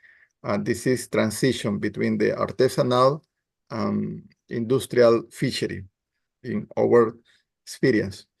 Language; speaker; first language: English; non-native, learner; Spanish